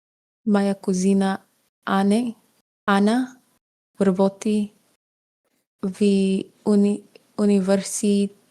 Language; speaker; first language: Russian; non-native, learner; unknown